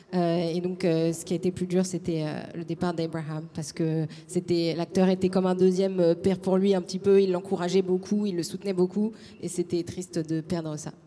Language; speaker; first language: French; native; French